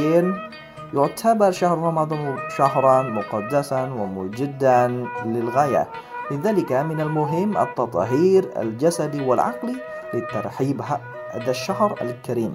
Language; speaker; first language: Arabic; non-native, fluent; Indonesian